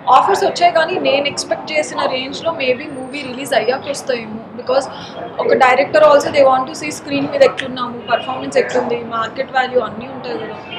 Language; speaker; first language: Telugu; non-native, local second language; Marathi